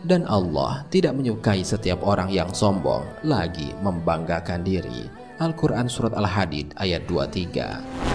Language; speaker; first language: Indonesian; native; Indonesian